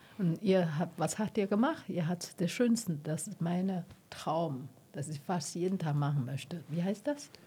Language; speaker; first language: German; non-native, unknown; Chinese